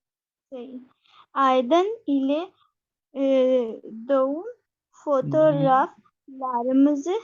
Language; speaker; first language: Turkish; non-native, learner; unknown